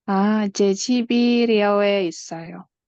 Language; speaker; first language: Korean; non-native, learner; Indonesian